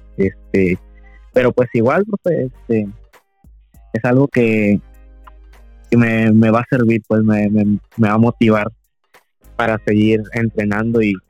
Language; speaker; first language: Spanish; native; Spanish